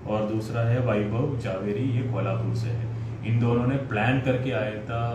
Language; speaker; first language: Hindi; non-native, local second language; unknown